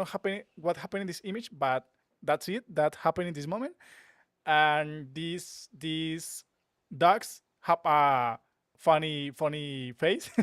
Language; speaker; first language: English; non-native, learner; Spanish